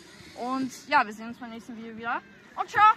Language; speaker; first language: German; early bilingual, other home language; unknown